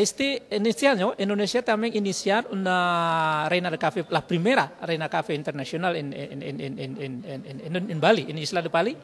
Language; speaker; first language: Spanish; non-native, learner; Indonesian